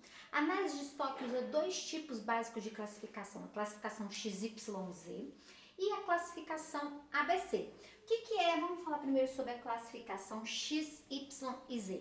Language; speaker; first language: Portuguese; native; Portuguese